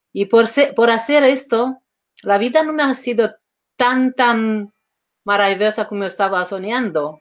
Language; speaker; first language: Spanish; non-native, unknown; Romanian